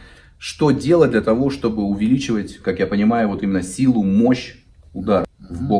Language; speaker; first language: Russian; native; Russian